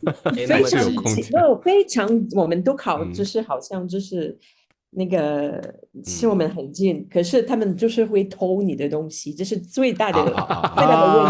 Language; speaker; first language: Chinese; non-native, fluent; Spanish